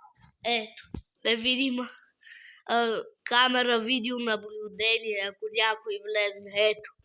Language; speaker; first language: Bulgarian; native; Bulgarian